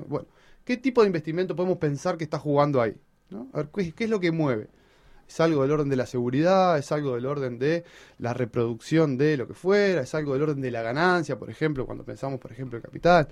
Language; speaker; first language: Spanish; native; Spanish